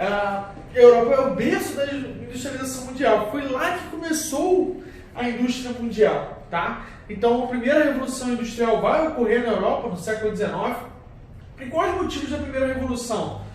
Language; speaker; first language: Portuguese; native; Portuguese